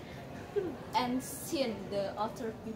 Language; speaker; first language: English; non-native, learner; Indonesian